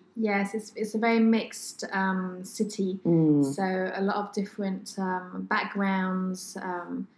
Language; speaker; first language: English; non-native, fluent; French